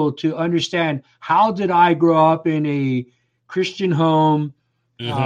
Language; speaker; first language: English; native; English